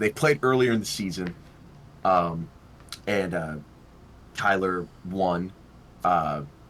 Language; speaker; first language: English; native; English